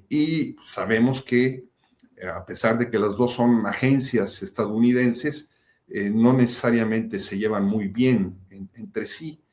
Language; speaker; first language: Spanish; native; Spanish